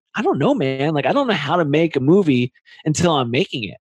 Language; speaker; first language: English; native; English